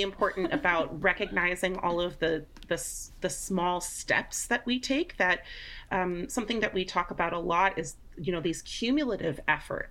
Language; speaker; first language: English; native; English